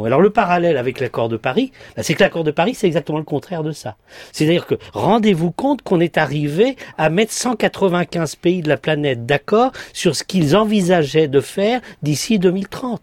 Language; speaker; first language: French; native; French